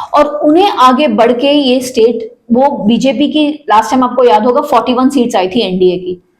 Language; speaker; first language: Hindi; non-native, local second language; Marathi